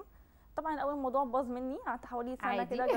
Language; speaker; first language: Arabic; native; Arabic